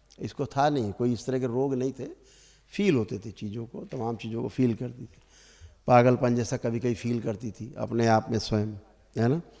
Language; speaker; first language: Hindi; native; Hindi